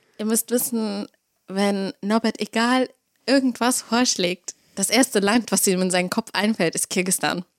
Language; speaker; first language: German; early bilingual, other home language; Russian